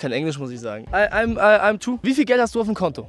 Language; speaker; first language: German; native; German